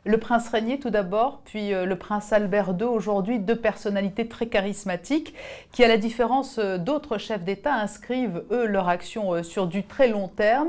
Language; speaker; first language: French; native; French